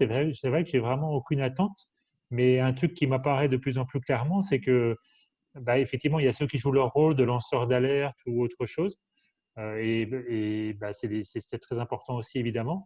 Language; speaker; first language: French; native; French